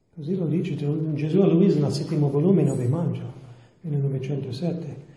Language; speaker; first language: Italian; non-native, fluent; English